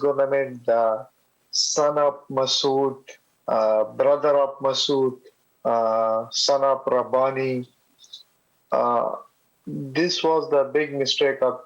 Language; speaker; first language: English; non-native, learner; Pashto